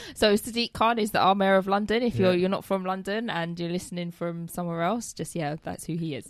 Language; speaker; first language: English; native; English